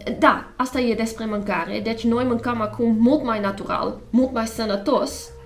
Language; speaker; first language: Romanian; non-native, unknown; Dutch